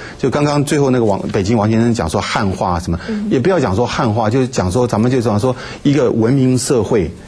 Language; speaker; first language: Chinese; native; Chinese